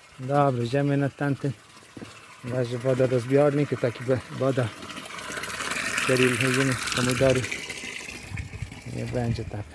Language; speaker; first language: Polish; non-native, learner; Italian